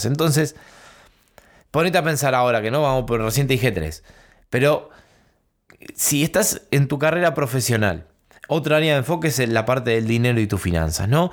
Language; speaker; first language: Spanish; native; Spanish